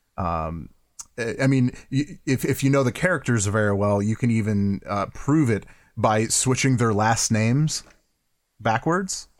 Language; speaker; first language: English; native; English